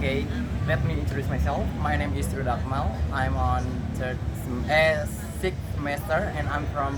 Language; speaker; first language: English; non-native, learner; Indonesian